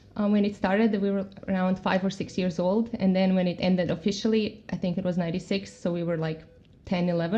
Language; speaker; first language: English; non-native, fluent; Croatian